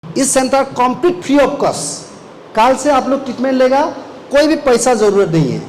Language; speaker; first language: Hindi; non-native, local second language; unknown